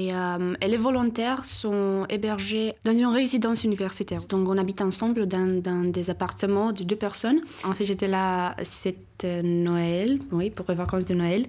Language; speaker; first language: French; non-native, fluent; Romanian